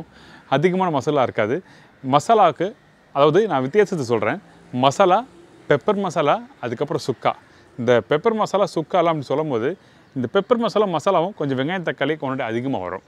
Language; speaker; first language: Tamil; native; Tamil